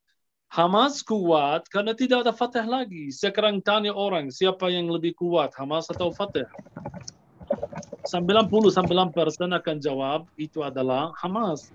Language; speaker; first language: Indonesian; non-native, fluent; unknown